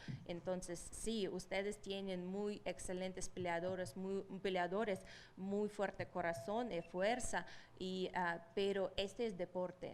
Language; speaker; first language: Spanish; non-native, fluent; Russian